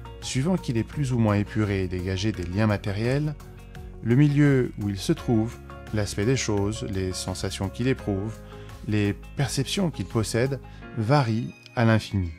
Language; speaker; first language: French; native; French